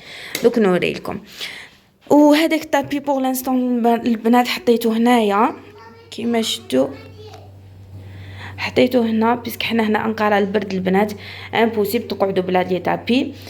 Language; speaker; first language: Arabic; native; Arabic